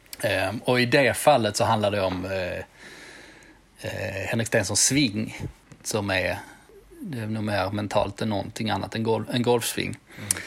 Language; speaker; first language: Swedish; native; Swedish